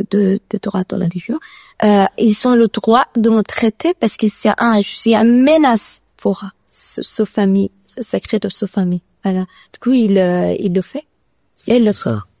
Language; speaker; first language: French; non-native, learner; Persian